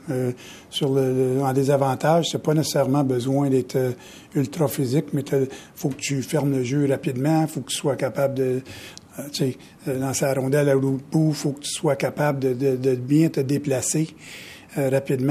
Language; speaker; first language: French; native; French